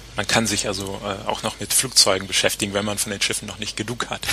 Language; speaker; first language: German; native; German